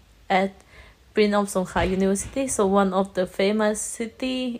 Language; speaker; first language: English; non-native, learner; Thai